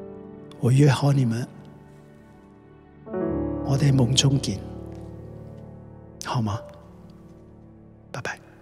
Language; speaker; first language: Chinese; non-native, local second language; Cantonese